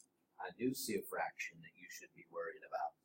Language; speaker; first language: English; native; English